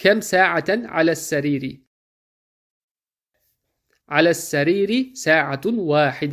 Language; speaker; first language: Arabic; non-native, fluent; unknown